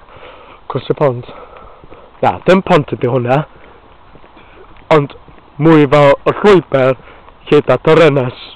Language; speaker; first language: Welsh; non-native, learner; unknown